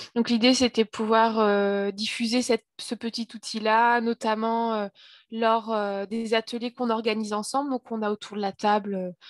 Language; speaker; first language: French; native; French